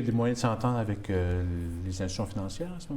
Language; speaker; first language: French; native; French